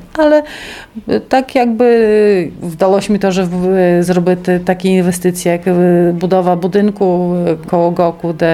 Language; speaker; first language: Polish; non-native, local second language; Ukrainian